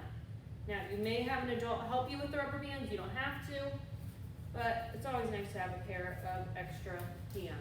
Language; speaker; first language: English; native; English